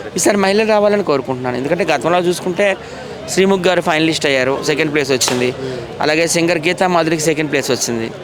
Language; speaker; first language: Telugu; native; Telugu